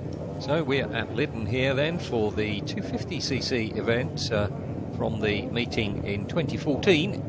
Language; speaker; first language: English; native; English